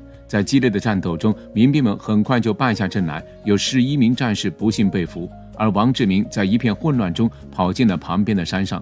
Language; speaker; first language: Chinese; native; Chinese